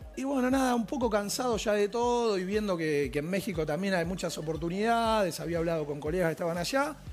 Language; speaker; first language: Spanish; native; Spanish